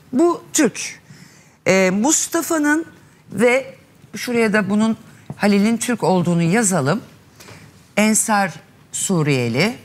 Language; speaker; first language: Turkish; native; Turkish